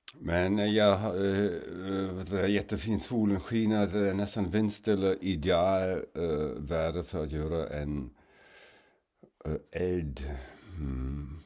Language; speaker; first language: Swedish; non-native, fluent; German